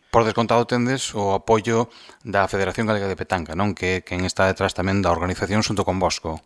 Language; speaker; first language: Galician; native; Galician